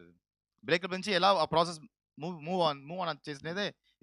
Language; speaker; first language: Telugu; non-native, learner; Tamil